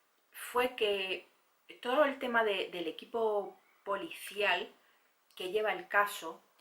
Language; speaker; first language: Spanish; native; Spanish